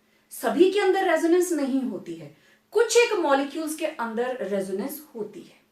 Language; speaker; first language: Hindi; native; Hindi